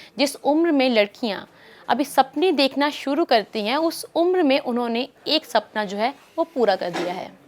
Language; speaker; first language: Hindi; native; Hindi